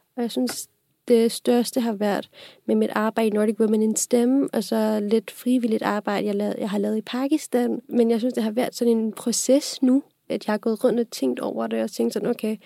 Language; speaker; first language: Danish; non-native, fluent; Urdu